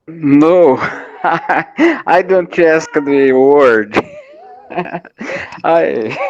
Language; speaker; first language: English; non-native, learner; Portuguese